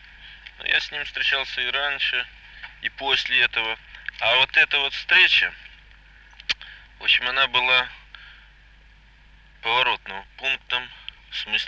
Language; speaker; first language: Russian; native; Russian